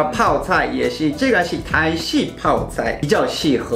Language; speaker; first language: Chinese; non-native, fluent; Japanese